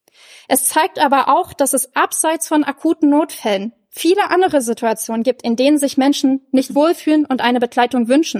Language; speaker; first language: German; native; German